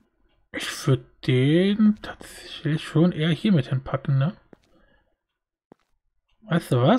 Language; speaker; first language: German; native; German